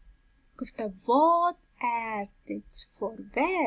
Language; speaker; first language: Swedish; non-native, fluent; Persian